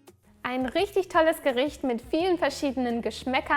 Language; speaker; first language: German; native; German